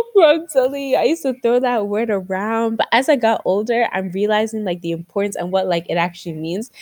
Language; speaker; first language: English; native; English